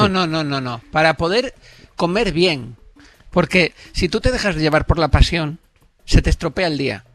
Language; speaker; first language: Spanish; native; Spanish